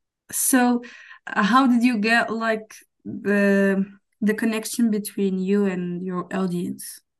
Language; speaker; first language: English; non-native, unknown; Arabic